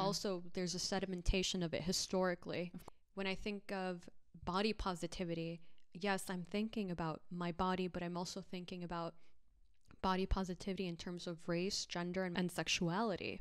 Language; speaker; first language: English; early bilingual, other home language; Spanish